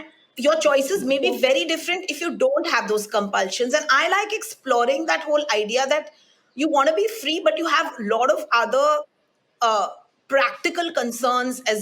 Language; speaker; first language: English; non-native, local second language; Hindi